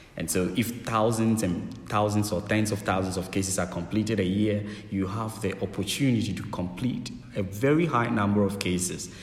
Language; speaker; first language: English; non-native, local second language; Akan